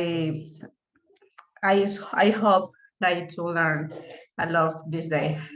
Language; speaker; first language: English; non-native, learner; Spanish